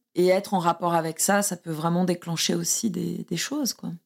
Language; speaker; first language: French; non-native, fluent; Portuguese